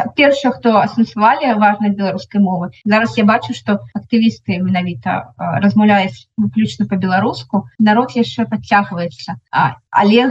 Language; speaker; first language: Belarusian; non-native, local second language; Russian